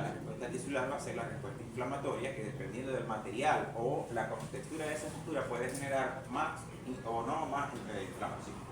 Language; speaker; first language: Spanish; native; Spanish